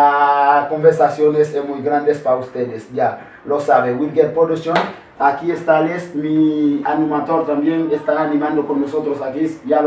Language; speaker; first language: Spanish; non-native, learner; Haitian Creole